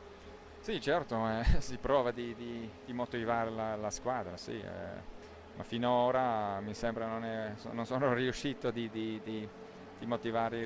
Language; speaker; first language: Italian; non-native, local second language; German